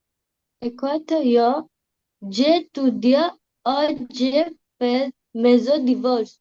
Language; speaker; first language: French; non-native, learner; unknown